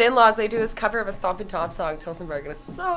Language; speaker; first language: English; native; English